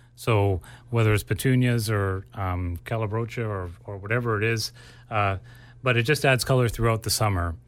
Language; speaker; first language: English; native; English